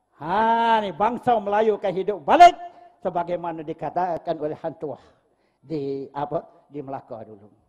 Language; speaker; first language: Malay; native; Malay